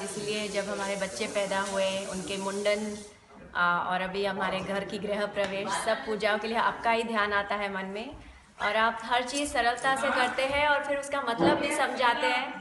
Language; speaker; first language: Hindi; native; Hindi